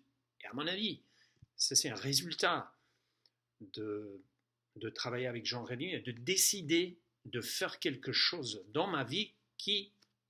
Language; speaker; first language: French; non-native, fluent; English